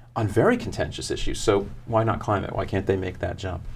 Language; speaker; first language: English; native; English